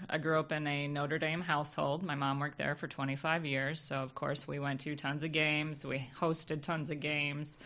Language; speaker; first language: English; native; English